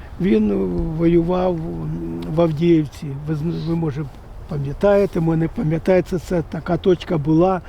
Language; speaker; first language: Ukrainian; non-native, local second language; Russian